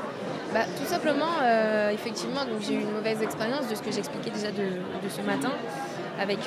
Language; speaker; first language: French; native; French